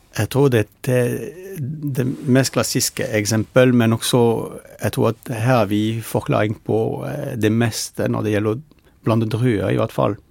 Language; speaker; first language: Norwegian; non-native, fluent; French